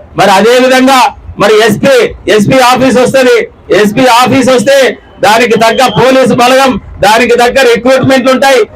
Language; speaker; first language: Telugu; native; Telugu